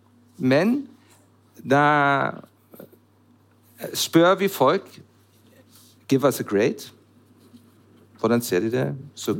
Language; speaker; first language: Norwegian; non-native, learner; German